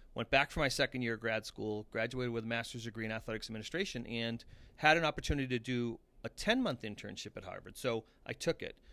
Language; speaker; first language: English; native; English